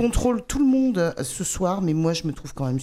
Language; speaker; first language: French; native; French